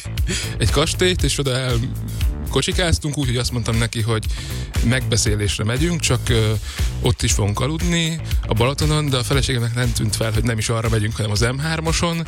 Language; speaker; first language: Hungarian; native; Hungarian